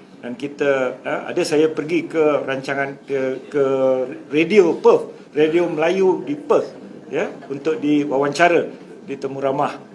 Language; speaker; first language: Malay; native; Malay